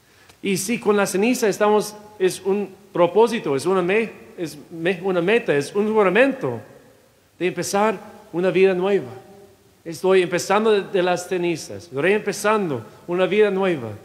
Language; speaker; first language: Spanish; non-native, fluent; English